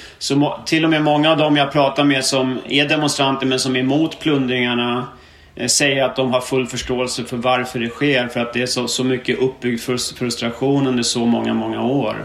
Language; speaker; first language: Swedish; native; Swedish